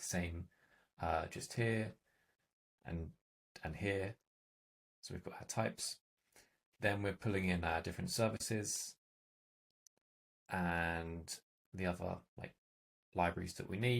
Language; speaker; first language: English; native; English